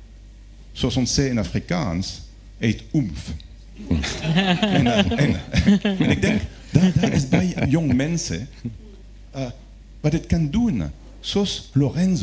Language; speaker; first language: Dutch; non-native, learner; French